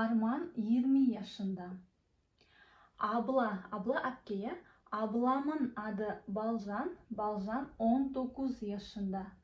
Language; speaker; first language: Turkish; non-native, fluent; Kazakh